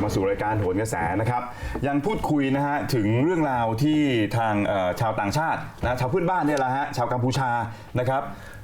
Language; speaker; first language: Thai; native; Thai